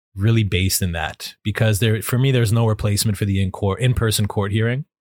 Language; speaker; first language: English; native; English